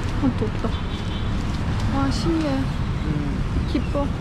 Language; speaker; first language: Korean; non-native, learner; Turkish